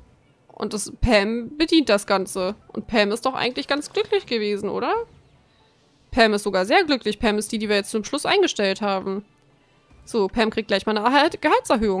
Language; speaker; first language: German; native; German